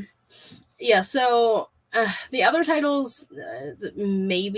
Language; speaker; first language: English; native; English